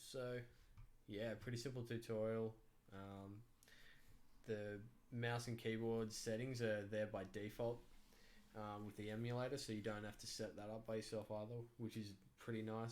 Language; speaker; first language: English; native; English